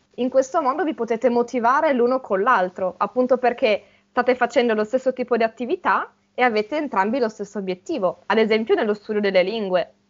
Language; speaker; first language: Italian; native; Italian